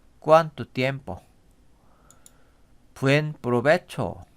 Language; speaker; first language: Spanish; non-native, learner; Korean